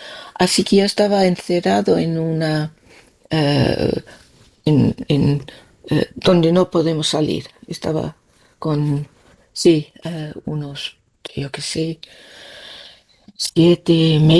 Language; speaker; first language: Spanish; non-native, learner; Danish